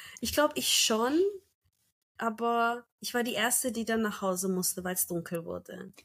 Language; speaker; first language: German; early bilingual, other home language; Turkish